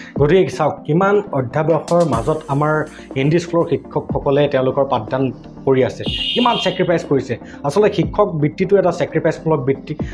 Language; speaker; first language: Assamese; native; Assamese